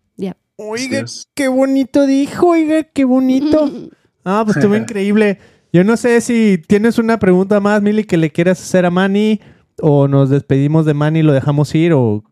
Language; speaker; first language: Spanish; native; Spanish